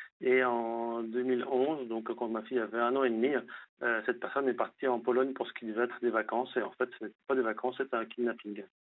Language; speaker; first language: French; native; French